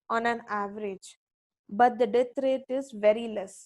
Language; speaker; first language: English; non-native, local second language; Kannada